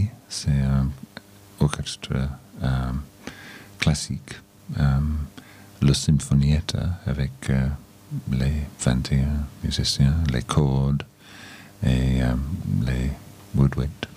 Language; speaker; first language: French; non-native, learner; English